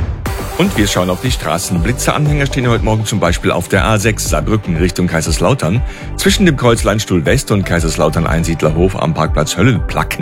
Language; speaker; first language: German; native; German